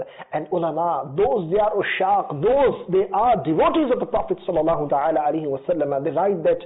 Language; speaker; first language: English; non-native, local second language; Urdu